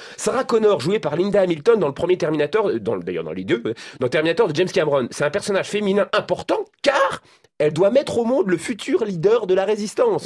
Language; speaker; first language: French; native; French